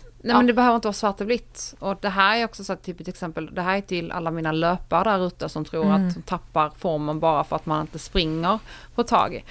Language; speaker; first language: Swedish; native; Swedish